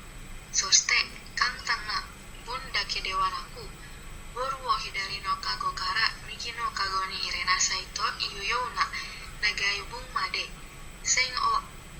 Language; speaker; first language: Japanese; non-native, learner; Indonesian